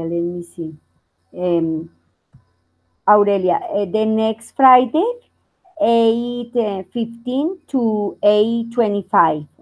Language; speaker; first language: English; non-native, learner; Spanish